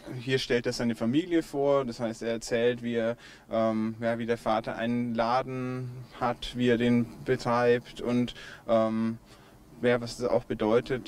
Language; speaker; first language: German; native; German